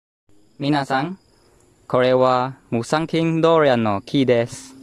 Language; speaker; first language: Japanese; non-native, learner; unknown